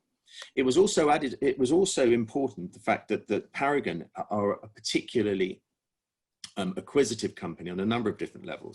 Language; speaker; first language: English; native; English